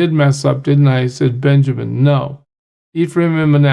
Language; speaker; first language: English; native; English